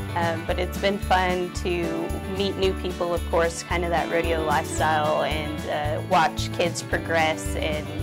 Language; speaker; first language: English; native; English